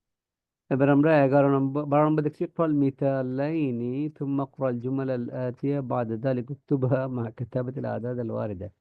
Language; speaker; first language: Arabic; non-native, fluent; Bangla